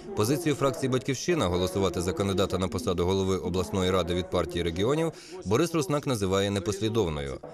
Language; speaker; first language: Ukrainian; native; Ukrainian